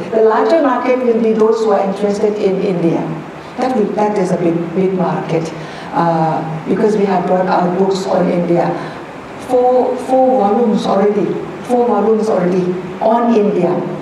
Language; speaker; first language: English; non-native, fluent; Thai